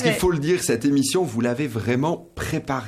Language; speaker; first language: French; native; French